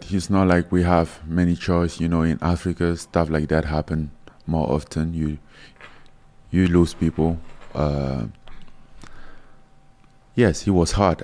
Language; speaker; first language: English; non-native, local second language; French